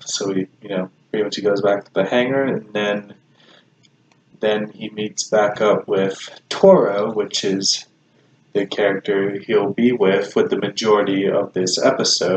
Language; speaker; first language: English; native; English